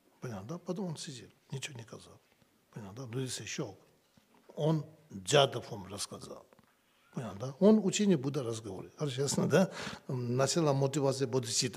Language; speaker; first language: Russian; non-native, learner; Tibetan